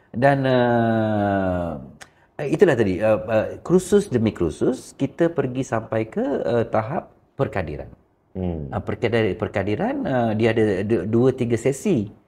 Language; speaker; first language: Malay; non-native, local second language; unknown